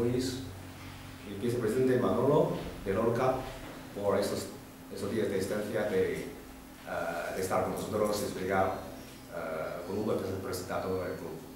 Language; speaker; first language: Spanish; non-native, fluent; Chinese